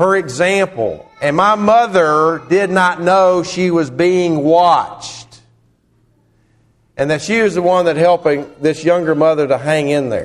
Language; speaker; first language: English; native; English